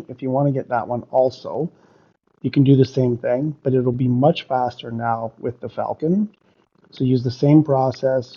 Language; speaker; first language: English; native; English